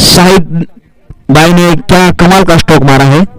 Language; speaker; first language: Hindi; non-native, local second language; Marathi